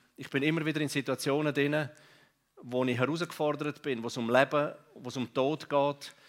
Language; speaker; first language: German; non-native, local second language; Romansh